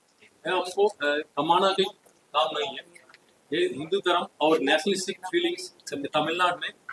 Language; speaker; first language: Hindi; non-native, learner; Tamil